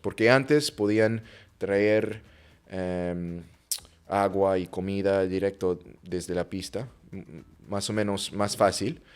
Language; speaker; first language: Spanish; non-native, fluent; English